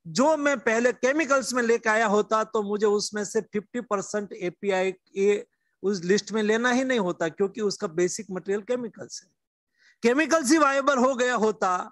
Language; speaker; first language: Hindi; non-native, local second language; Gujarati